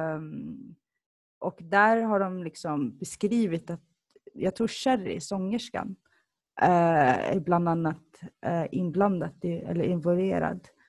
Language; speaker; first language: Swedish; early bilingual, other home language; Somali